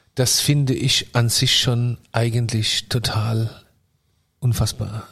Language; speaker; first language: German; native; German